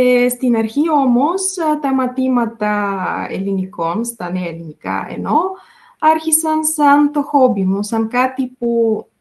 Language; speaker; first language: Greek; non-native, fluent; Bulgarian